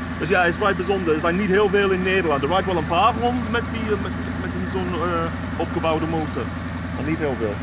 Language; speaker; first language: Dutch; non-native, fluent; English